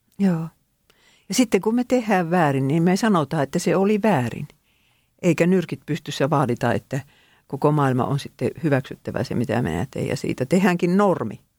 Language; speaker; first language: Finnish; native; Finnish